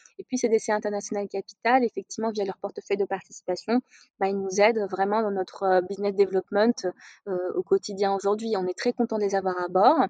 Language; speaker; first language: French; non-native, local second language; Arabic